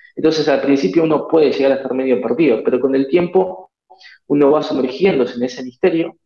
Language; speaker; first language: Spanish; native; Spanish